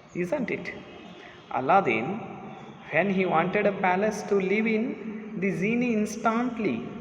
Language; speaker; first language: English; non-native, local second language; Kannada